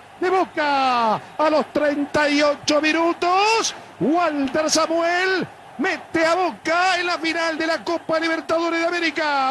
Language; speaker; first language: Spanish; native; Spanish